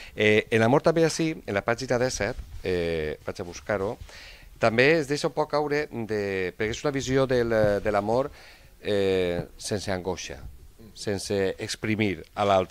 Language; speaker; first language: Catalan; native; Catalan